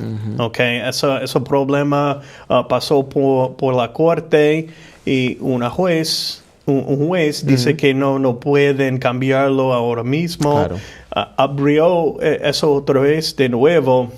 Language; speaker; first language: Spanish; non-native, fluent; English